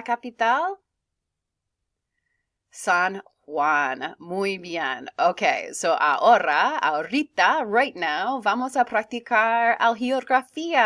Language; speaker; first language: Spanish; non-native, fluent; English